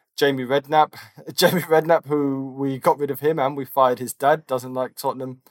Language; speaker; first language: English; native; English